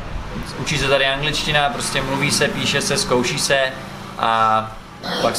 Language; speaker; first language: Czech; native; Czech